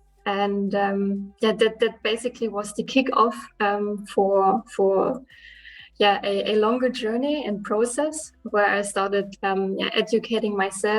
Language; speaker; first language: English; non-native, fluent; German